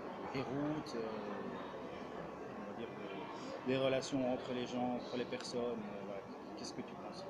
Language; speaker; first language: French; native; French